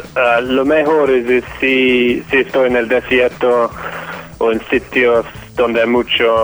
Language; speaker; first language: Spanish; non-native, fluent; English